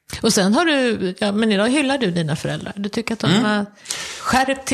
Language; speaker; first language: Swedish; native; Swedish